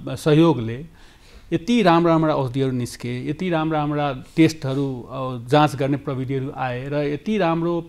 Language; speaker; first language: Nepali; non-native, local second language; Maithili